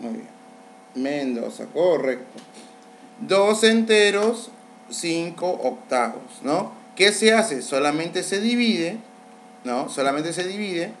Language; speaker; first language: Spanish; native; Spanish